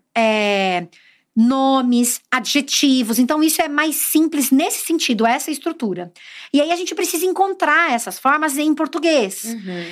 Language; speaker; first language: Portuguese; native; Portuguese